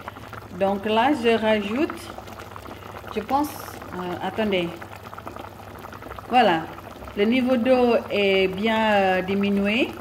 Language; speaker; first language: French; non-native, fluent; Indonesian